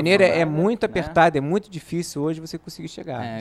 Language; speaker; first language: Portuguese; native; Portuguese